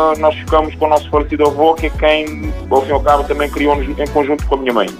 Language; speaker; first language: Portuguese; non-native, local second language; Kabuverdianu